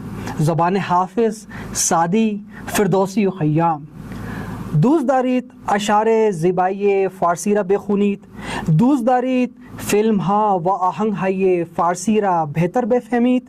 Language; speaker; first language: Persian; non-native, fluent; Urdu